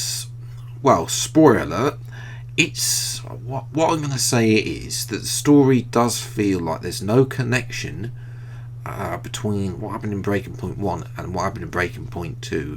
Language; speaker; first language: English; native; English